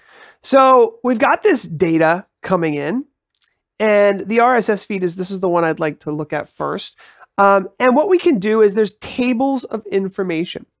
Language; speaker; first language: English; native; English